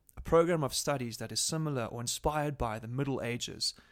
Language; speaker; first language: English; native; English